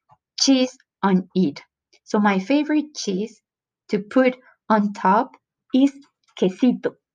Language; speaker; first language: English; non-native, fluent; Spanish